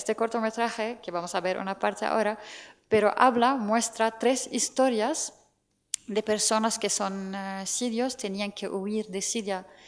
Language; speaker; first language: Spanish; non-native, fluent; Arabic